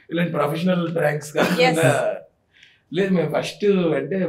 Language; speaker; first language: Telugu; native; Telugu